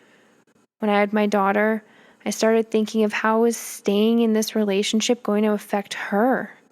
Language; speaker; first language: English; native; English